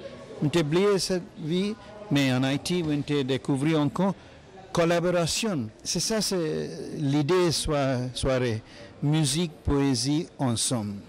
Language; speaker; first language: Haitian Creole; non-native, learner; English